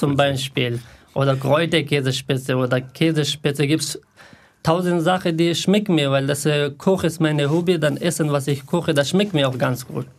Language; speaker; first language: German; non-native, learner; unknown